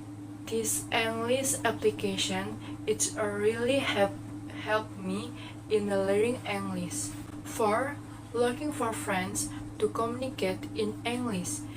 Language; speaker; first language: English; non-native, learner; Indonesian